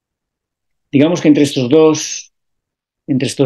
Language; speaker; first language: Spanish; native; Spanish